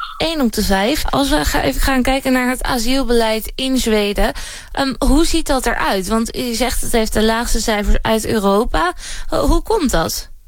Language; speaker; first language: Dutch; native; Dutch